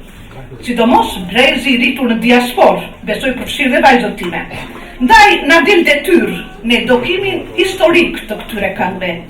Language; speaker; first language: Albanian; native; Albanian